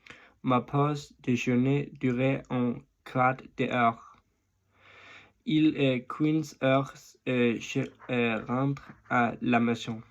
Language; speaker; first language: French; non-native, learner; Danish